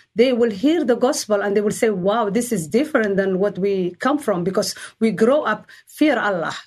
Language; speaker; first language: English; non-native, learner; Somali